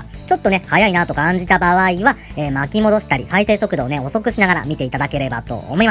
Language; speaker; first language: Japanese; native; Japanese